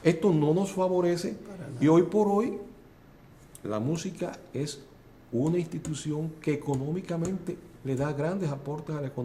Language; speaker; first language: Spanish; native; Spanish